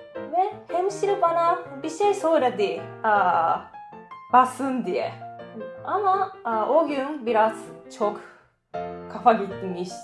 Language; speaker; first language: Turkish; non-native, learner; Japanese